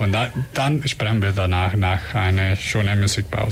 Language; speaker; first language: German; non-native, learner; Spanish